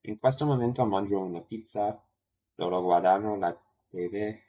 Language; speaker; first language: Italian; non-native, learner; English